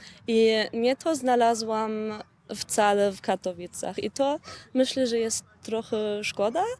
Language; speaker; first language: Polish; non-native, learner; German